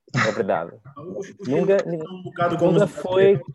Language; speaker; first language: Portuguese; non-native, learner; Cantonese